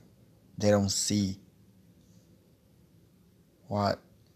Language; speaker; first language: English; non-native, learner; Portuguese